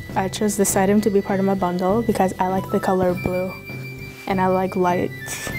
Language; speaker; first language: English; native; English